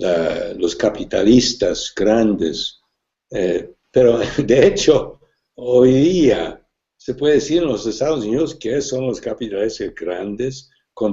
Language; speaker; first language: Spanish; non-native, fluent; English